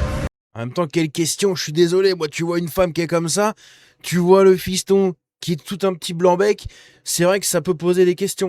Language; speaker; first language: French; native; French